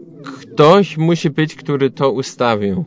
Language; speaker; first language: Polish; non-native, learner; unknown